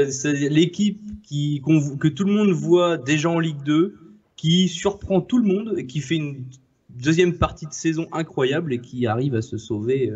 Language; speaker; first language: French; native; French